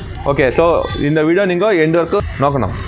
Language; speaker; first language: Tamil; non-native, learner; Malayalam